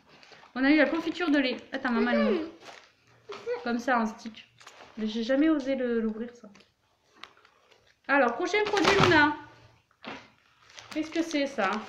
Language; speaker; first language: French; native; French